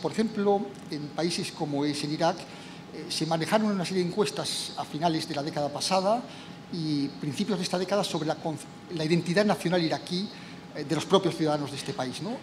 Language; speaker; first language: Spanish; native; Spanish